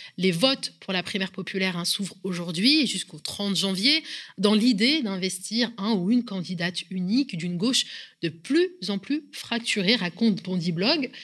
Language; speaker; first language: French; native; French